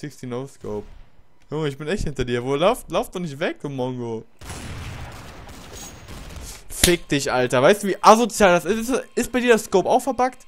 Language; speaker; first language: German; native; German